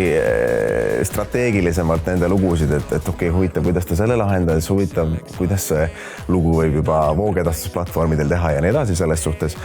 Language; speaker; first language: Estonian; native; Estonian